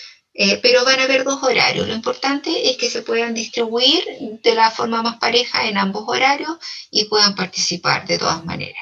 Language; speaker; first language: Spanish; native; Spanish